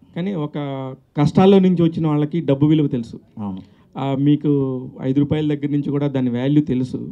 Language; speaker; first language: Telugu; native; Telugu